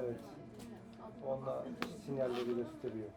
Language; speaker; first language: Turkish; native; Turkish